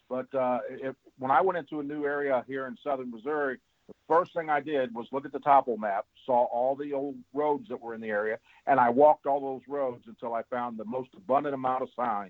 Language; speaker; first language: English; native; English